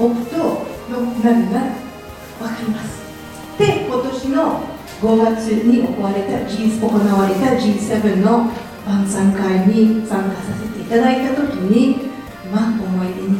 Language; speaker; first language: Japanese; non-native, fluent; French